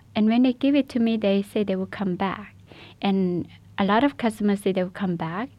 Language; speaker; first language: English; non-native, fluent; Burmese